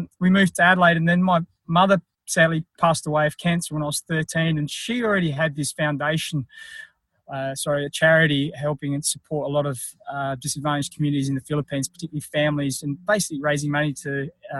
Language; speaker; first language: English; native; English